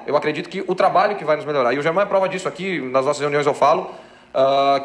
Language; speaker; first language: Portuguese; native; Portuguese